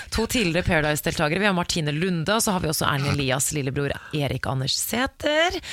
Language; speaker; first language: Norwegian; early bilingual, other home language; English